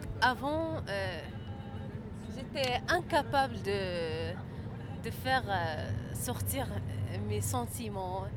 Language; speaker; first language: French; non-native, learner; Arabic